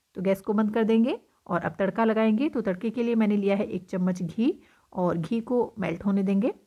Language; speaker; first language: Hindi; native; Hindi